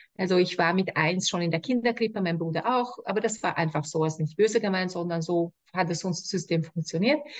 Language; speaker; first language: German; non-native, fluent; Hungarian